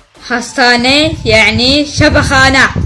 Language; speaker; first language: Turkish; non-native, learner; Pashto